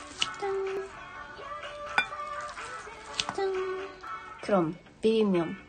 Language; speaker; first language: Korean; non-native, learner; Japanese